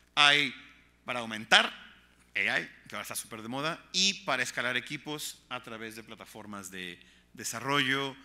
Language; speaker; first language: Spanish; native; Spanish